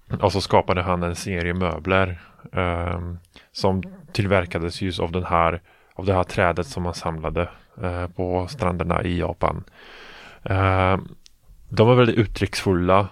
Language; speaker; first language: Swedish; non-native, fluent; Polish